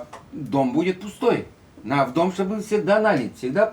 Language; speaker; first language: Russian; native; Russian